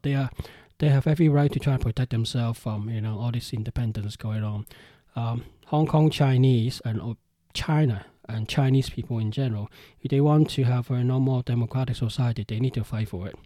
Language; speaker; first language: English; non-native, local second language; Cantonese